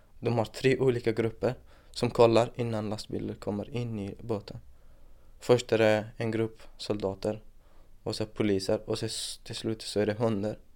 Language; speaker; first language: Swedish; non-native, fluent; Persian